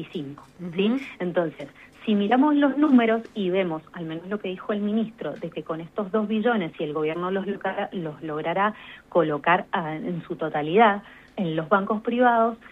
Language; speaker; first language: Spanish; native; Spanish